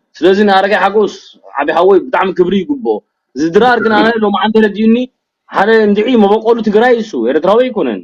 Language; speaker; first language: Tigrinya; early bilingual, heritage; Tigrinya